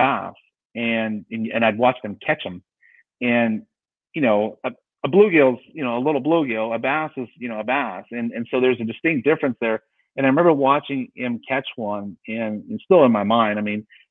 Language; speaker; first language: English; native; English